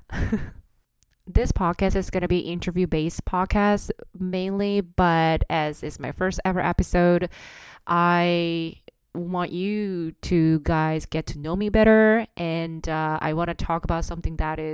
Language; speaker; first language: English; non-native, fluent; Korean